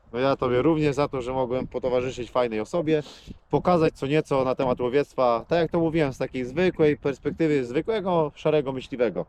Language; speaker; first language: Polish; native; Polish